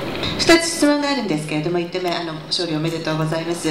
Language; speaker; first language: Japanese; native; Japanese